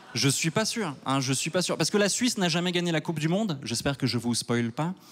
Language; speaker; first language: French; native; French